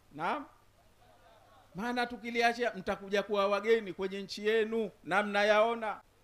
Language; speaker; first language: Swahili; native; Swahili